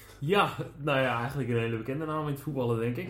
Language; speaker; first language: Dutch; native; Dutch